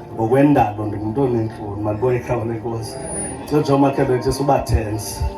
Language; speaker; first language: Zulu; non-native, local second language; Xhosa